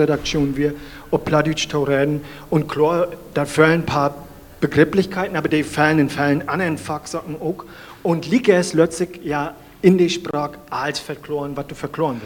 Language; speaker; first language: German; native; German